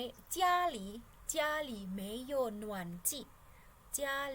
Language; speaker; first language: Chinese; non-native, fluent; Indonesian